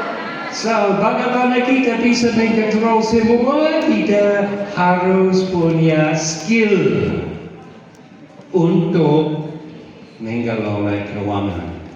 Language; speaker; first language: Indonesian; non-native, fluent; English